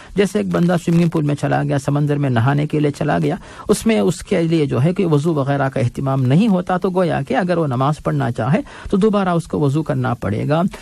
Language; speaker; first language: Urdu; native; Urdu